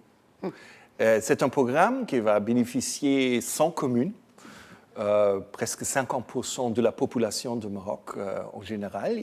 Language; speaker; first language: French; non-native, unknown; German